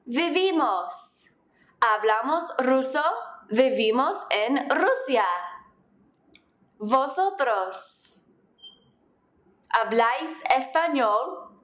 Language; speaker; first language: Spanish; non-native, fluent; English